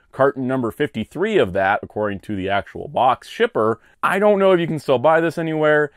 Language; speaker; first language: English; native; English